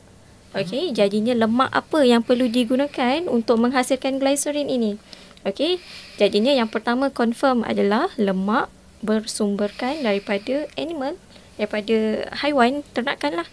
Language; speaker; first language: Malay; native; Malay